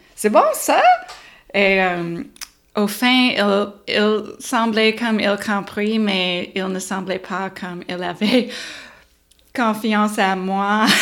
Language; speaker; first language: French; non-native, learner; English